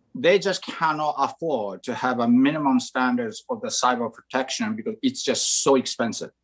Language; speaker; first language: English; non-native, fluent; Croatian